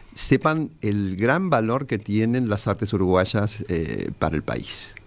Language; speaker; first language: Spanish; native; Spanish